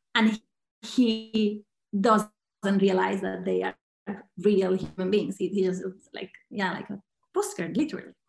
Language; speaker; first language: English; non-native, fluent; Catalan